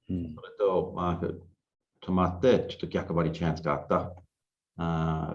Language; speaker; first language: Japanese; non-native, learner; English